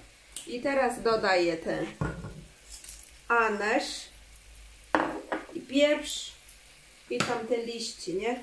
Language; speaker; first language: Polish; non-native, learner; Chinese